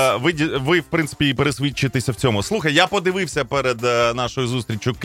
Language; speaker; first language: Ukrainian; native; Ukrainian